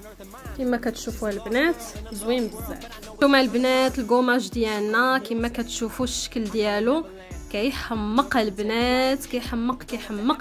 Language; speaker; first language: Arabic; native; Arabic